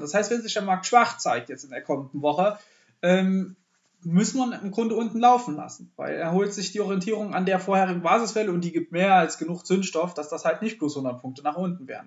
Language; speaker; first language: German; native; German